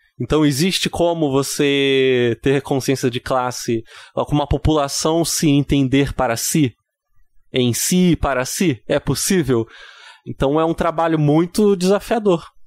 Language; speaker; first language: Portuguese; native; Portuguese